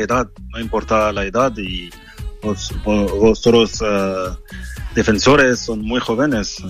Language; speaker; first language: Spanish; non-native, fluent; French